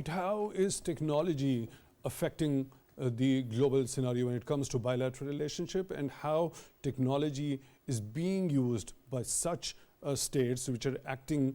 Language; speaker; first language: English; non-native, local second language; Urdu